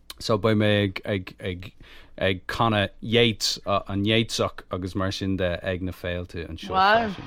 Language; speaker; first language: Irish; non-native, local second language; English